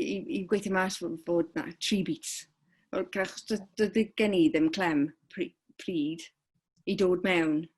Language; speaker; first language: Welsh; non-native, fluent; English